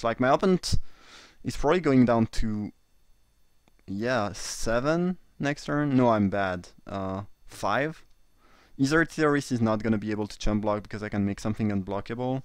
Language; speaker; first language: English; non-native, fluent; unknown